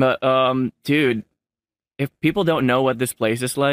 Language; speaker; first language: English; non-native, local second language; Filipino